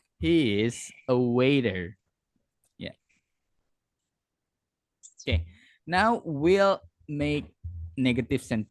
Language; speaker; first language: English; non-native, fluent; Indonesian